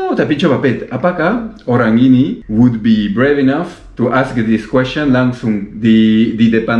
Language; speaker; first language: Indonesian; non-native, learner; French